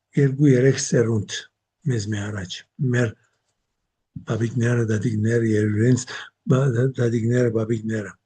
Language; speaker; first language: Armenian; early bilingual, heritage; Armenian